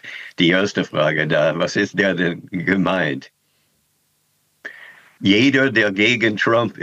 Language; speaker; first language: German; non-native, fluent; English